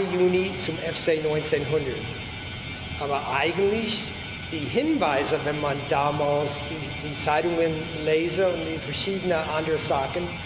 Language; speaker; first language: German; non-native, fluent; English